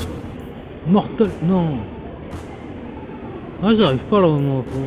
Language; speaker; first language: French; native; French